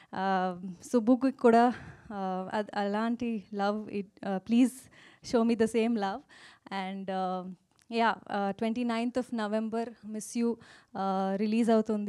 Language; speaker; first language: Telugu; non-native, local second language; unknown